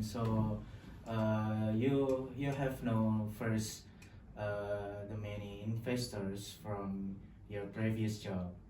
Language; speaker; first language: English; non-native, local second language; Indonesian